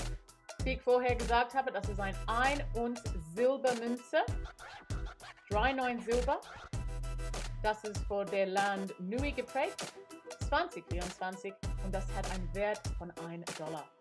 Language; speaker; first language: German; non-native, fluent; English